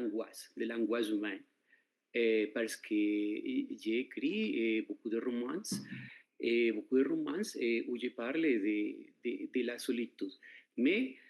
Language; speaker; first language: French; non-native, fluent; Spanish